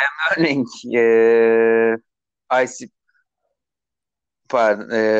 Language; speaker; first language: English; non-native, learner; Turkish